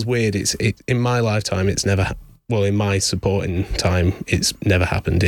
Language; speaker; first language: English; native; English